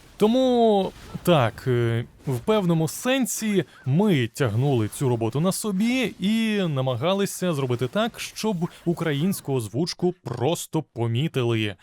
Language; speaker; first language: Ukrainian; non-native, local second language; Russian